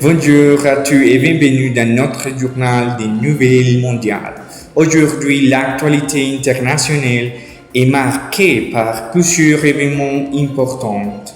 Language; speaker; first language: French; non-native, learner; Spanish